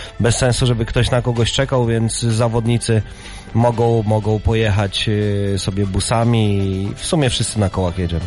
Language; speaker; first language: Polish; native; Polish